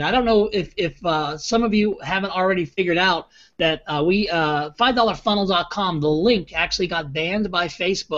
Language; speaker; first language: English; native; English